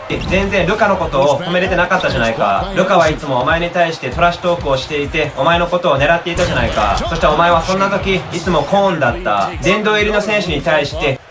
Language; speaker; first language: Japanese; native; Japanese